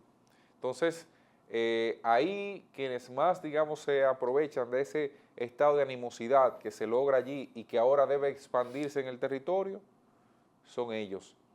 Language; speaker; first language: Spanish; native; Spanish